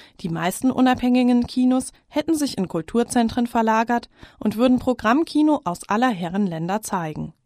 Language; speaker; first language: German; native; German